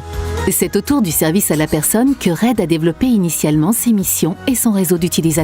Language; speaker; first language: French; native; French